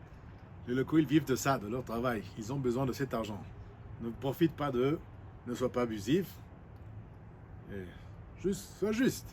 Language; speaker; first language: French; non-native, fluent; Spanish